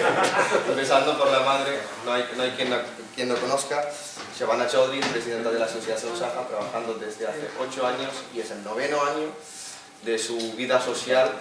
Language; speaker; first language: Spanish; non-native, fluent; Urdu